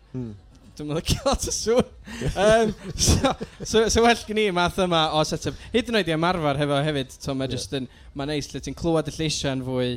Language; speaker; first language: Welsh; native; Welsh